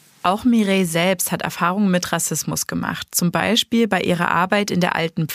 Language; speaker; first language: German; native; German